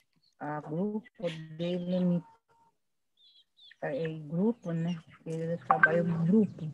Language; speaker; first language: Portuguese; non-native, local second language; Guarani